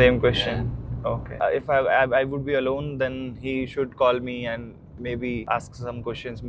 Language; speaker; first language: English; non-native, local second language; Hindi